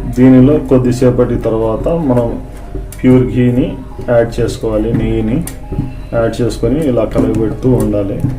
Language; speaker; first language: Telugu; non-native, local second language; Urdu